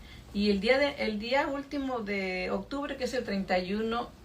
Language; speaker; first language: Spanish; native; Spanish